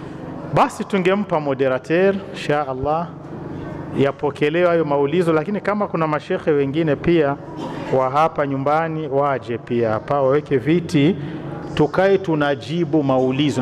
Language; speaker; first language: Swahili; non-native, local second language; Rundi